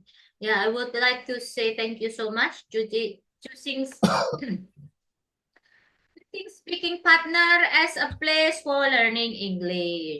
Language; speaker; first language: English; non-native, fluent; Indonesian